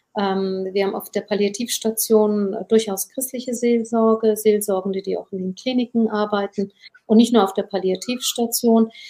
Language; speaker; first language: German; early bilingual, other home language; Turkish